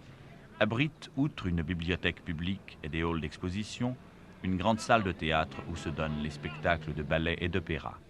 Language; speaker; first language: French; native; French